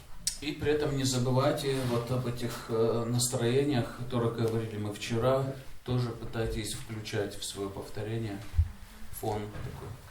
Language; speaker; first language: Russian; native; Russian